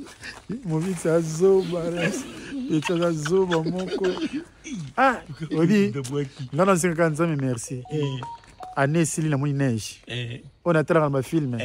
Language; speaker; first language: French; non-native, local second language; Lingala